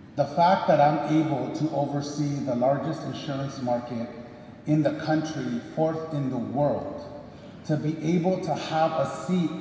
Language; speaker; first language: English; early bilingual, other home language; Spanish